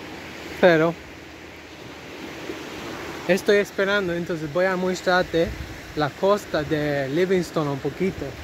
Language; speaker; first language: Spanish; non-native, learner; English